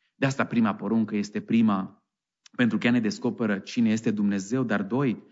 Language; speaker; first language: Romanian; native; Romanian